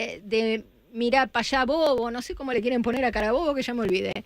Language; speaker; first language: Spanish; native; Spanish